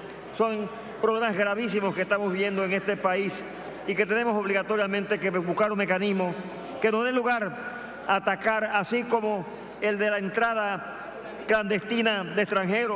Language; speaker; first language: Spanish; native; Spanish